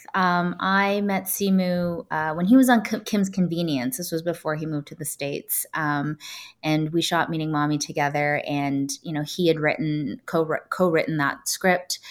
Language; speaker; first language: English; native; English